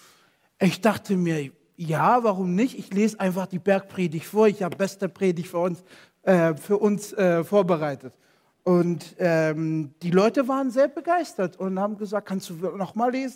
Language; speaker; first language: German; non-native, fluent; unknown